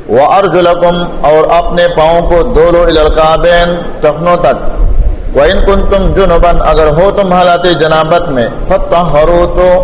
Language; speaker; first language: Urdu; non-native, local second language; Pashto